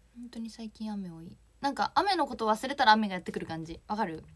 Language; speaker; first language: Japanese; native; Japanese